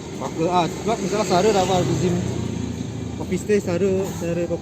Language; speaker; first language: Turkish; non-native, learner; Indonesian